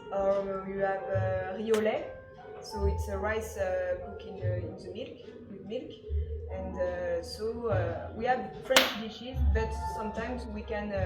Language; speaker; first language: English; non-native, learner; French